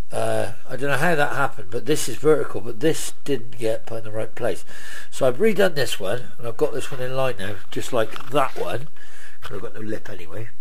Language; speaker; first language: English; native; English